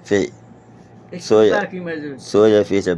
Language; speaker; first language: Arabic; non-native, learner; Tamil